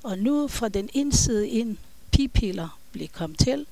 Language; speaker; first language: Danish; non-native, learner; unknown